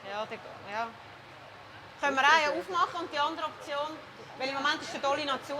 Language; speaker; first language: German; native; German